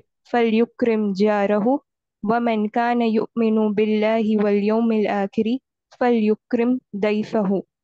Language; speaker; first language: Arabic; non-native, learner; Urdu